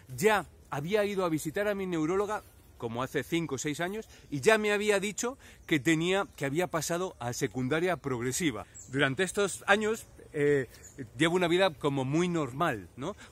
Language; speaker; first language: Spanish; native; Spanish